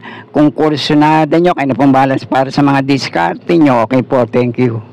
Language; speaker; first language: Filipino; native; Filipino